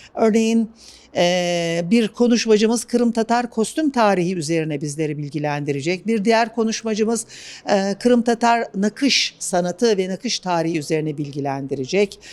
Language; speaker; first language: Turkish; native; Turkish